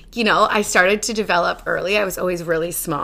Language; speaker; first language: English; native; English